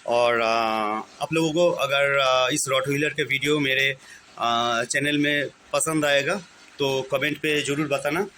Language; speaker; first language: Hindi; non-native, local second language; Bangla